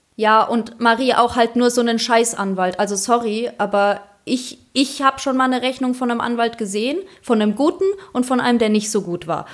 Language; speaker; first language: German; early bilingual, other home language; Polish